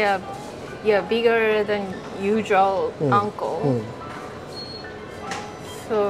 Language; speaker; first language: English; non-native, learner; Japanese